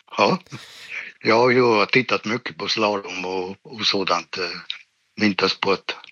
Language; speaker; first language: Swedish; non-native, fluent; German